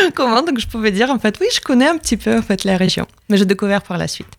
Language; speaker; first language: French; non-native, fluent; Latvian